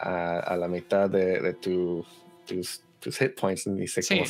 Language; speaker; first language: Spanish; early bilingual, heritage; Spanish